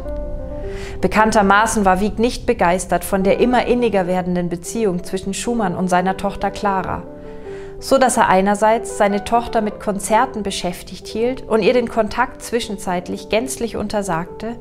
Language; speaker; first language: German; native; German